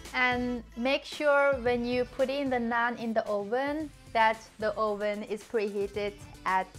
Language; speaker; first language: English; non-native, fluent; Chinese